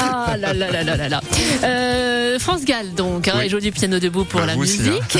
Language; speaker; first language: French; native; French